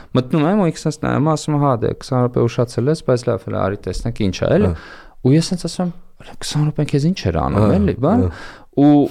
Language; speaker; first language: Armenian; native; Armenian